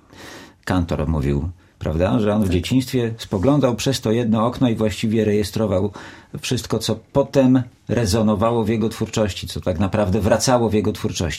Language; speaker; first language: Polish; native; Polish